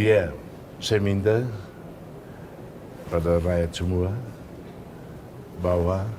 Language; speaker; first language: Indonesian; non-native, fluent; Tetum